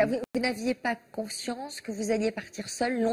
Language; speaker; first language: French; native; French